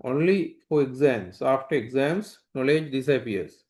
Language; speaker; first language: English; non-native, local second language; Sinhala